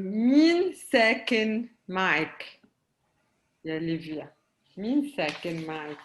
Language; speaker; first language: Arabic; native; Arabic